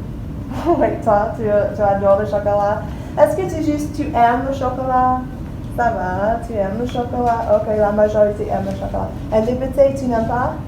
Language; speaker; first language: French; non-native, fluent; English